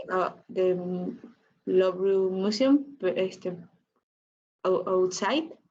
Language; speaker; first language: English; non-native, learner; Spanish